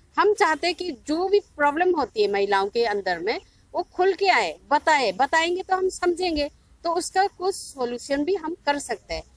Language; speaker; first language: Hindi; non-native, local second language; Manipuri